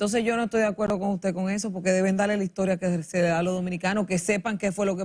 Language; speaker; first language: Spanish; native; Spanish